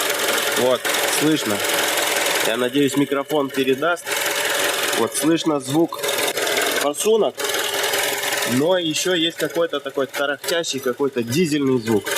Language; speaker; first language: Russian; native; Russian